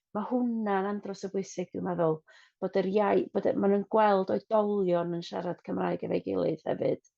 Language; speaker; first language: Welsh; non-native, local second language; English